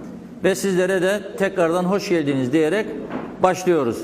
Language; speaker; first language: Turkish; native; Turkish